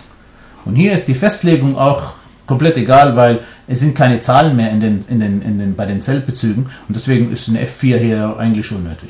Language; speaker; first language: German; non-native, fluent; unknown